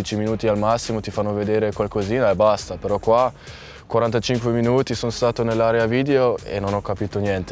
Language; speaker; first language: Italian; non-native, fluent; German